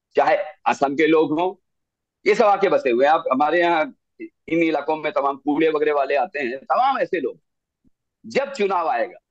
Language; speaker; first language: Hindi; native; Hindi